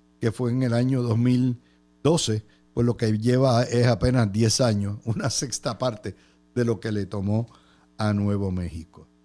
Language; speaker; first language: Spanish; native; Spanish